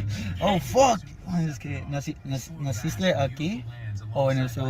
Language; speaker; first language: Spanish; early bilingual, heritage; English